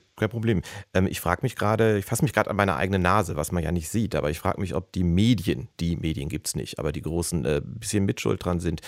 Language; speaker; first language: German; native; German